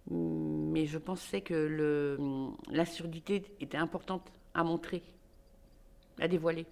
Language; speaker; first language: French; native; French